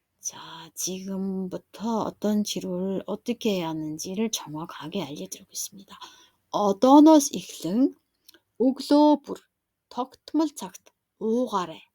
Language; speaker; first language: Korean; non-native, fluent; Mongolian